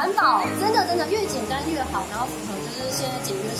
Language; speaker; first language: Chinese; native; Chinese